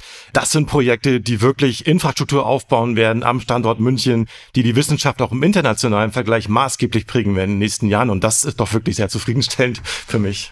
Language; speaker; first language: German; native; German